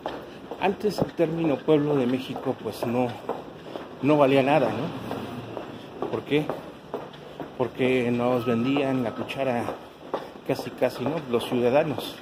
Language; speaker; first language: Spanish; native; Spanish